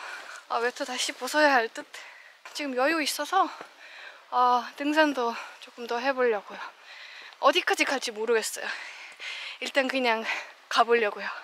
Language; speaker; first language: Korean; non-native, fluent; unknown